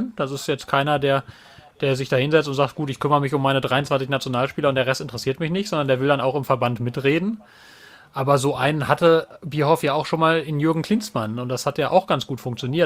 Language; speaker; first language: German; native; German